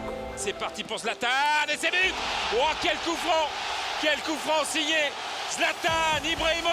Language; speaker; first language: French; native; French